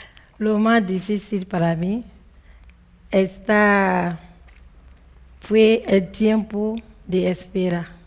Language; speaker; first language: Spanish; non-native, learner; French